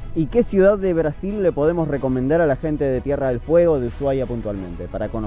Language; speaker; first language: Spanish; native; Spanish